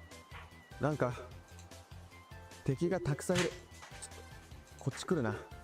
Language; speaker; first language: Japanese; native; Japanese